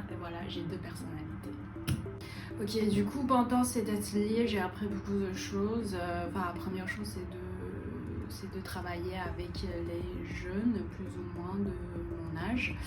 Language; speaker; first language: French; non-native, fluent; Chinese